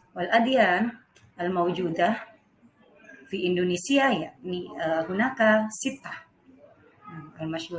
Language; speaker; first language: Arabic; non-native, fluent; Indonesian